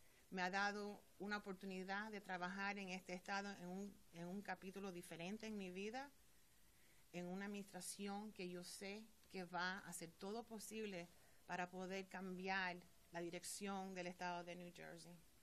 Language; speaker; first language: Spanish; early bilingual, heritage; Spanish